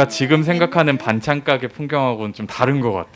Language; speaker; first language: Korean; native; Korean